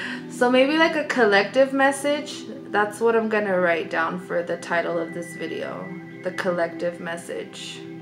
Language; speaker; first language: English; early bilingual, other home language; Spanish